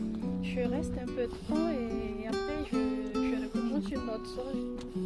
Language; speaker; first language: French; non-native, local second language; Malagasy